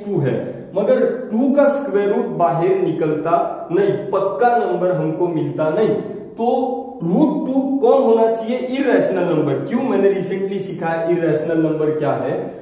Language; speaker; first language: Hindi; native; Hindi